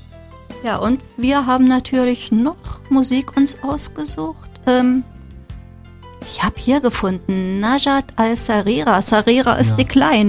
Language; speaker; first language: German; native; German